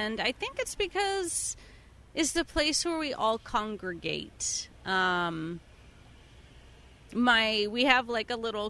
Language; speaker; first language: English; native; English